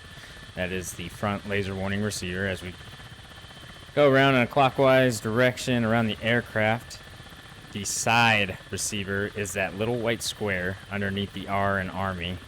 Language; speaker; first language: English; native; English